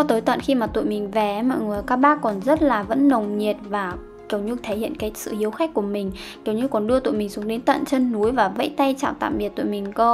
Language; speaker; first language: Vietnamese; native; Vietnamese